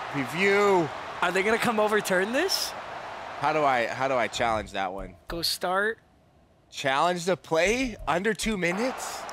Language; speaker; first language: English; native; English